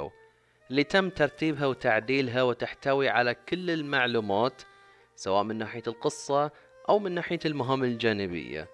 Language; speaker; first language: Arabic; native; Arabic